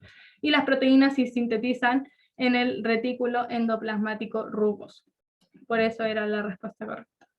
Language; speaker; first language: Spanish; native; Spanish